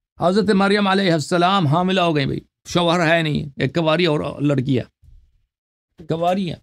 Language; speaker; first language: Urdu; non-native, fluent; Persian